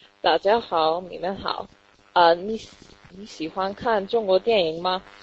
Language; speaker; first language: Chinese; non-native, learner; English